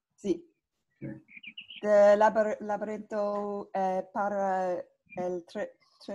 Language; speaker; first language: Spanish; non-native, learner; English